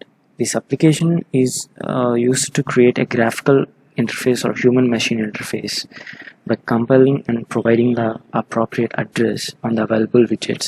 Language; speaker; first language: English; non-native, local second language; Telugu